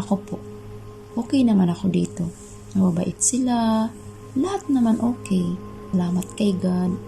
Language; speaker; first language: Filipino; non-native, local second language; Bikol